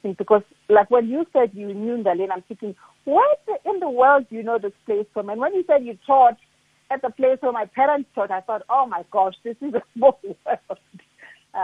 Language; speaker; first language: English; non-native, local second language; Zulu